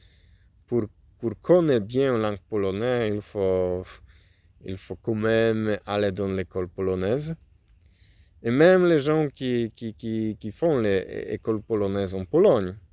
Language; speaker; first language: French; non-native, learner; Polish